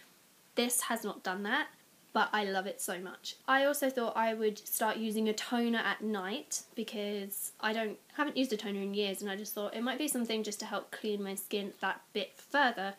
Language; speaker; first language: English; native; English